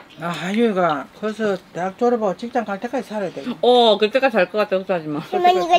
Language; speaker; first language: Korean; native; Korean